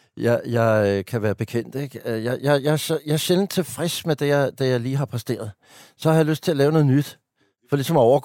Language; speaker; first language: Danish; native; Danish